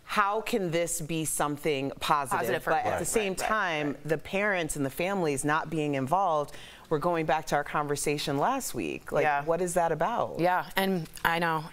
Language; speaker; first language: English; native; English